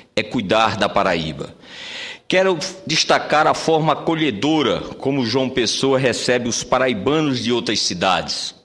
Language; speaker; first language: Portuguese; native; Portuguese